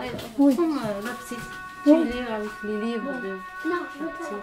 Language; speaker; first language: French; non-native, learner; Arabic